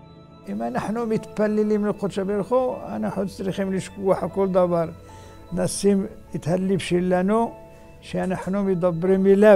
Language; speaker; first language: Hebrew; non-native, fluent; Arabic